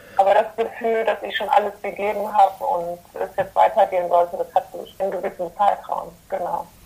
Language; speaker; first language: German; early bilingual, other home language; Polish